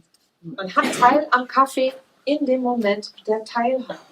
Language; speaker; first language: German; native; German